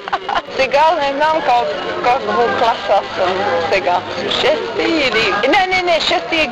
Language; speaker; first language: Bulgarian; non-native, learner; Dutch